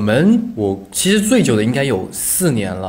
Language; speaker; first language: Chinese; native; Chinese